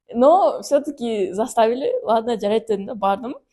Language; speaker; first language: Russian; non-native, local second language; Kazakh